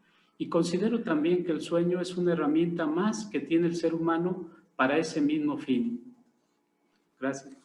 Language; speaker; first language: Spanish; native; Spanish